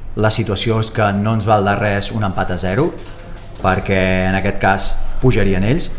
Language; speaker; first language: Spanish; native; Spanish